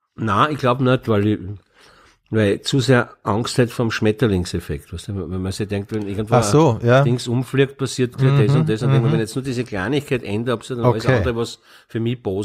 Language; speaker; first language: German; native; German